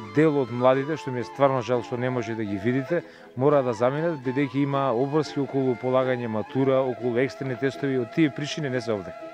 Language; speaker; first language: Macedonian; native; Macedonian